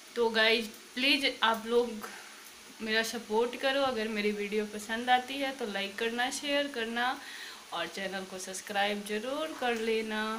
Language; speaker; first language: Hindi; native; Hindi